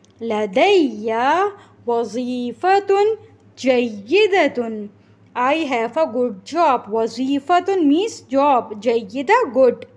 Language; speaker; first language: Arabic; non-native, fluent; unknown